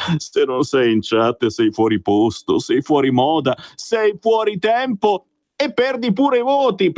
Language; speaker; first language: Italian; native; Italian